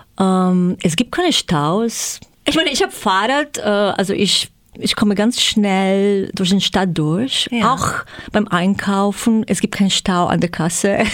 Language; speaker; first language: German; non-native, fluent; Croatian